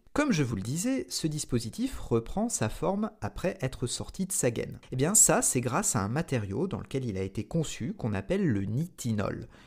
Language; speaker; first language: French; native; French